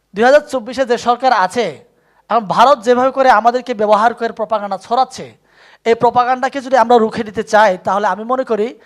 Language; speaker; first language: Bangla; non-native, local second language; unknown